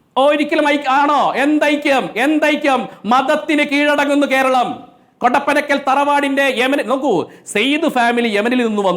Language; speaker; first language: Malayalam; native; Malayalam